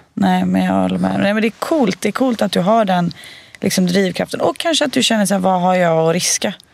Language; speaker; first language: Swedish; early bilingual, other home language; Bosnian